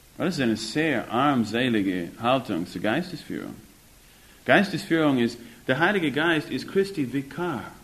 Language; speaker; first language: German; non-native, fluent; English